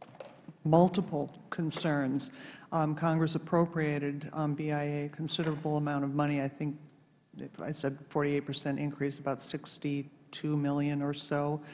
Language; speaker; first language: English; native; English